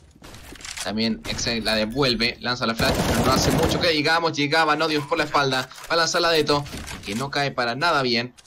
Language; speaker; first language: Spanish; native; Spanish